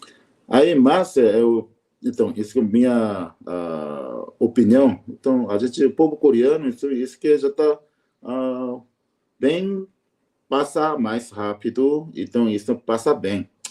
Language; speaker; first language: Portuguese; non-native, learner; Korean